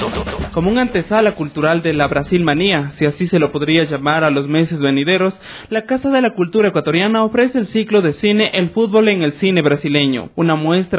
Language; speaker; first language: Spanish; native; Spanish